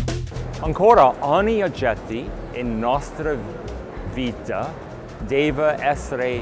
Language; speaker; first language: Italian; non-native, learner; English